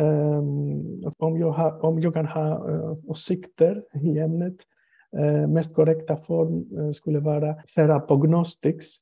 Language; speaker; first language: Swedish; non-native, fluent; Greek